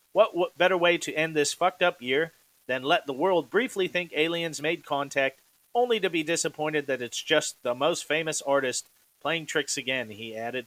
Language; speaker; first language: English; native; English